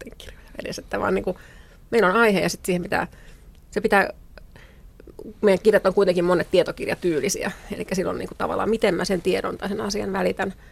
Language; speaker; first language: Finnish; native; Finnish